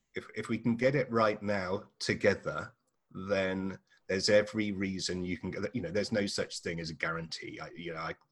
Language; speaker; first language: English; native; English